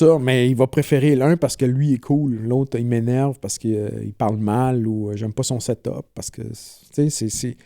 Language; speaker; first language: French; native; French